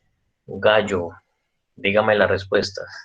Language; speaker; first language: Spanish; native; Spanish